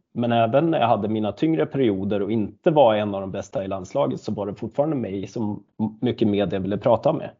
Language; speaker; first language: Swedish; native; Swedish